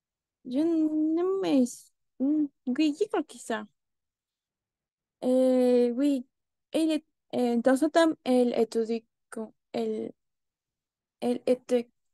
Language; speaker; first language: French; non-native, learner; Spanish